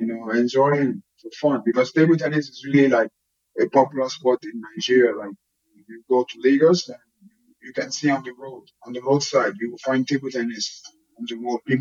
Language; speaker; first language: English; non-native, local second language; Yoruba